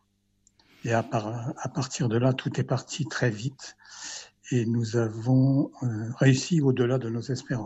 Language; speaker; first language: French; native; French